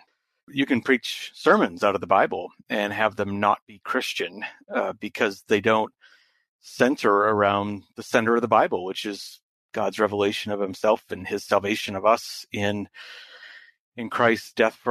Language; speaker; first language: English; native; English